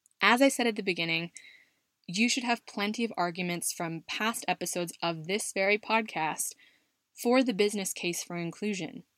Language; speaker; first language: English; native; English